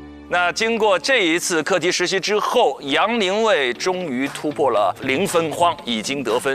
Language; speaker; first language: Chinese; native; Chinese